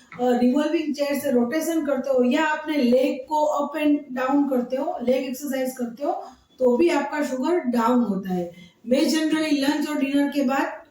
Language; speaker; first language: Hindi; non-native, local second language; Gujarati